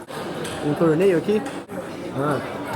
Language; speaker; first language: Portuguese; native; Portuguese